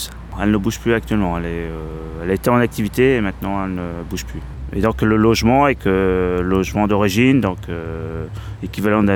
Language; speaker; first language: French; native; French